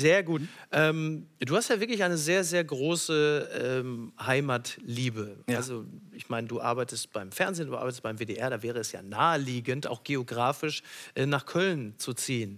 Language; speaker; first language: German; native; German